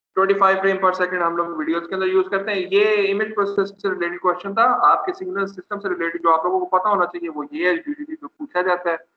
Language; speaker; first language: Urdu; non-native, local second language; Punjabi